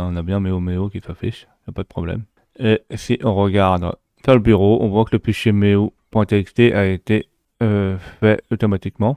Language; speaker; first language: French; native; French